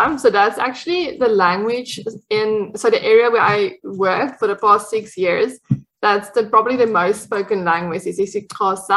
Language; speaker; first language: English; non-native, local second language; Afrikaans